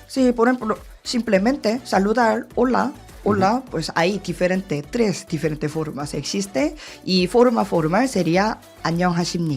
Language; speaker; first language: Spanish; non-native, learner; Korean